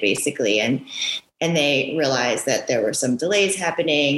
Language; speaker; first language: English; early bilingual, other home language; Japanese